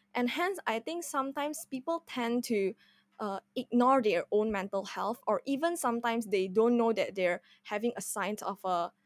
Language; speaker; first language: English; non-native, fluent; Indonesian